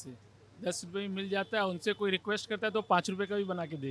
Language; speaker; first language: Hindi; native; Hindi